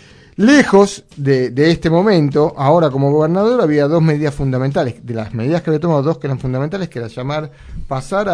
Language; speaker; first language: Spanish; native; Spanish